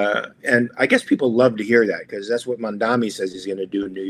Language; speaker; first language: English; native; English